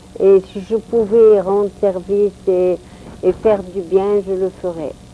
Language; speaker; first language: French; non-native, local second language; Arabic